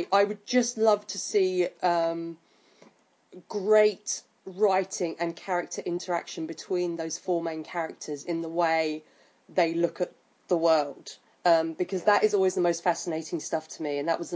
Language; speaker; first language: English; native; English